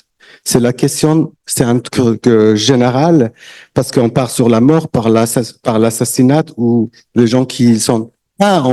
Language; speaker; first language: French; non-native, learner; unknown